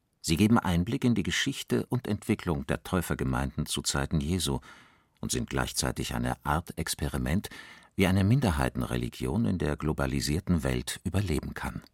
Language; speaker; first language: German; native; German